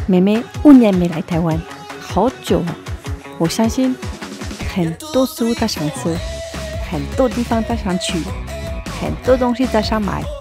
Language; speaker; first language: Chinese; non-native, fluent; French